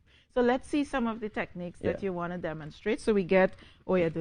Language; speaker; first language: English; native; English